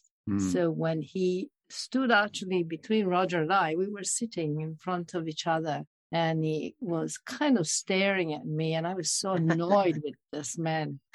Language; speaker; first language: English; non-native, fluent; Italian